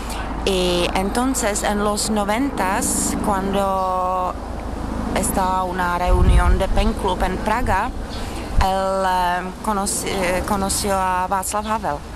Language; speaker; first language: Spanish; non-native, learner; Czech